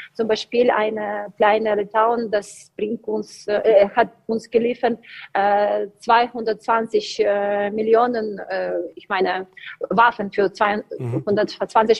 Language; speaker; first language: German; non-native, learner; Ukrainian